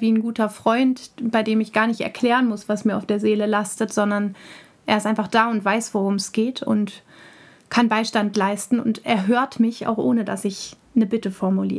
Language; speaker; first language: German; native; German